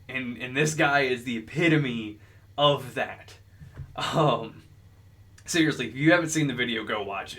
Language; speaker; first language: English; native; English